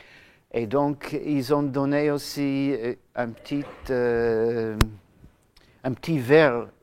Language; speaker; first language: French; non-native, fluent; English